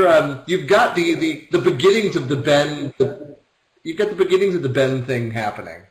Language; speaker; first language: English; native; English